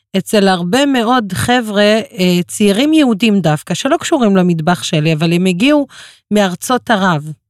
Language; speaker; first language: Hebrew; non-native, local second language; Arabic